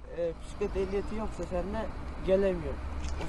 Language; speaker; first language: Turkish; early bilingual, heritage; Turkish